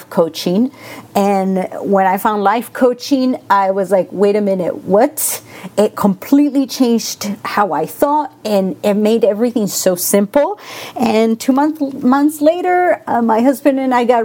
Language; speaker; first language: English; non-native, fluent; Spanish